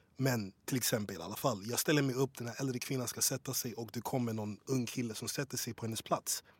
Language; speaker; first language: Swedish; early bilingual, other home language; English